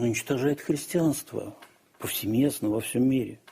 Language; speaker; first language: Russian; native; Russian